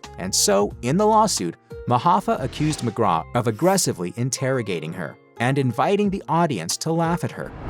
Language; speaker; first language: English; native; English